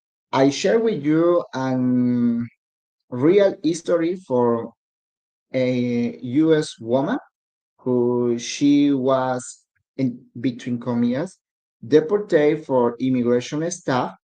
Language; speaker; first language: English; non-native, learner; Spanish